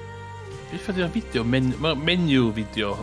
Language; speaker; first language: Welsh; native; Welsh